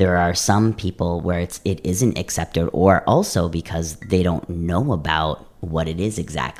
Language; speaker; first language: English; native; English